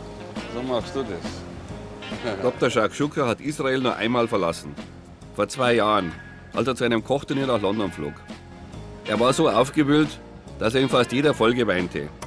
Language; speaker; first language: German; native; German